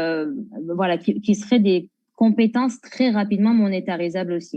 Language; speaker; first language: French; native; French